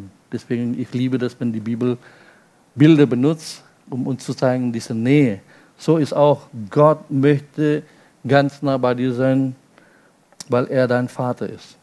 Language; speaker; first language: German; non-native, fluent; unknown